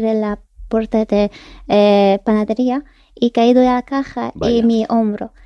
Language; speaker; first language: Spanish; non-native, fluent; Persian